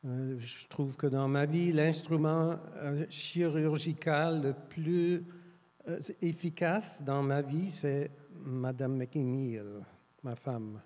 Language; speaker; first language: French; non-native, fluent; English